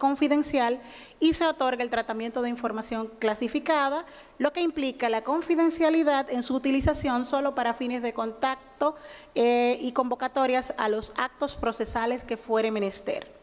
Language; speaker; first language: Spanish; native; Spanish